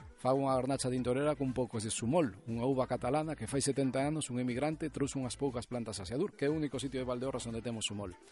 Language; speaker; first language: Galician; native; Galician